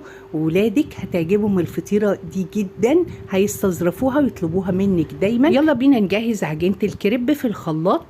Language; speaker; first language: Arabic; native; Arabic